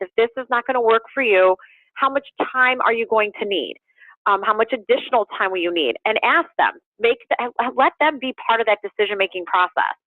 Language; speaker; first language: English; native; English